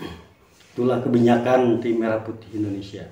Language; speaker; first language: Indonesian; native; Indonesian